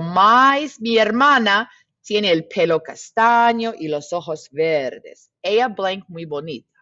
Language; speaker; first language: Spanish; non-native, fluent; English